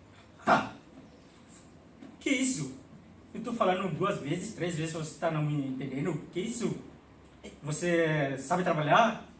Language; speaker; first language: Portuguese; non-native, local second language; Tetum